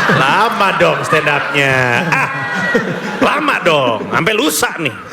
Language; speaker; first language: Indonesian; native; Indonesian